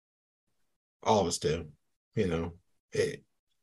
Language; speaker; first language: English; native; English